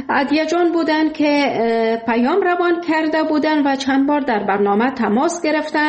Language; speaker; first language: Persian; native; Persian